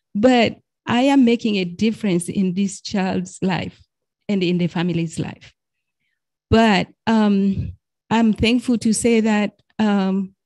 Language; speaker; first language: English; non-native, fluent; Arabic